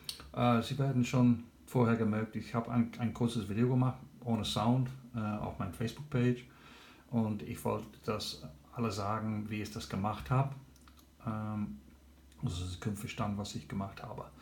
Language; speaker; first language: German; non-native, learner; English